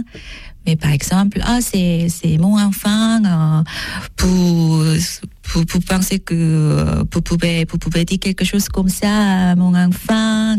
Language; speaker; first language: French; non-native, learner; Korean